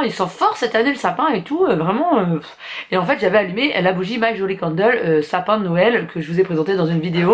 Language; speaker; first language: French; native; French